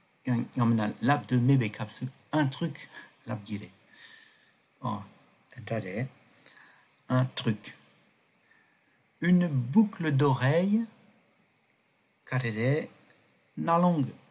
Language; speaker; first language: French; non-native, fluent; Tibetan